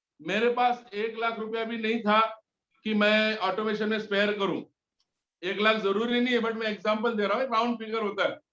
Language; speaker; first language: Hindi; native; Hindi